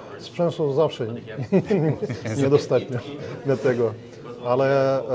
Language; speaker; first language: Polish; non-native, learner; Ukrainian